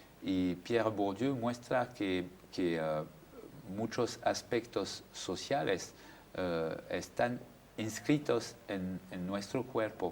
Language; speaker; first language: Spanish; non-native, fluent; French